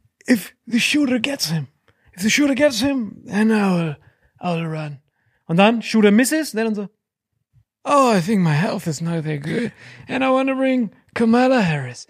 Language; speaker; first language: English; non-native, fluent; German